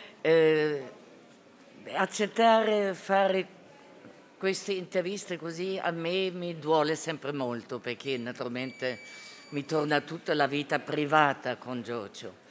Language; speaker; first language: Italian; non-native, fluent; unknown